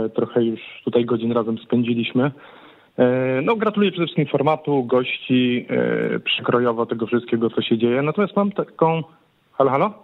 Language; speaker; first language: Polish; native; Polish